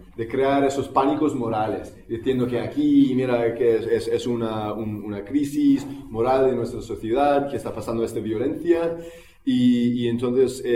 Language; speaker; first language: Spanish; non-native, fluent; English